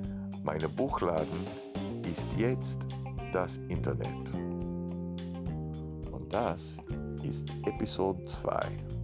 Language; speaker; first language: German; non-native, learner; Spanish